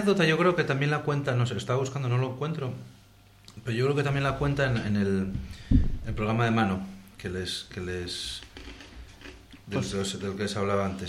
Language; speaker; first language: Spanish; native; Spanish